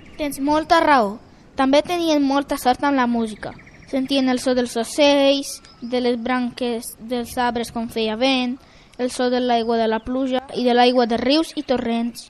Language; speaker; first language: Catalan; early bilingual, other home language; Romanian